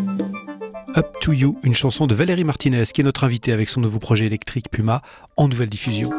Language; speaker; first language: French; native; French